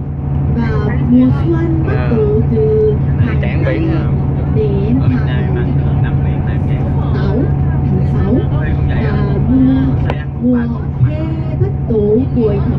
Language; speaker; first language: Vietnamese; non-native, learner; Korean